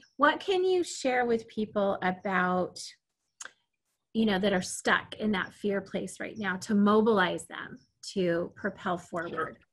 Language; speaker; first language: English; native; English